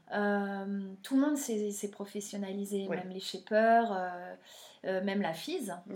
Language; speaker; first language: French; native; French